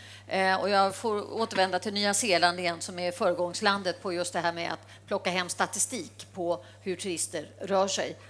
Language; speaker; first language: Swedish; native; Swedish